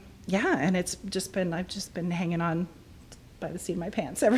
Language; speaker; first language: English; native; English